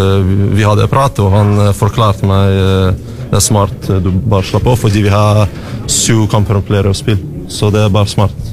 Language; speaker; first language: Norwegian; non-native, learner; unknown